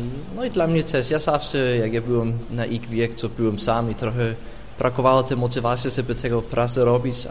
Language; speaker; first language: Polish; non-native, fluent; Danish